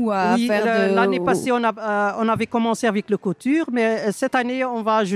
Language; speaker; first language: French; non-native, fluent; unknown